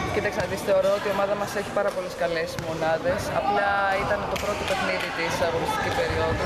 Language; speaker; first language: Greek; native; Greek